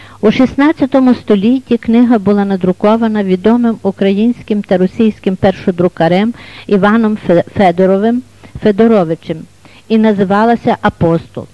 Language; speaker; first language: Ukrainian; native; Ukrainian